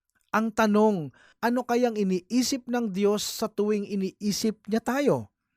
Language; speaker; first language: Filipino; native; Filipino